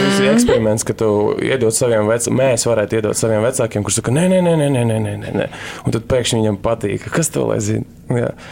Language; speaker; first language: Latvian; non-native, local second language; Russian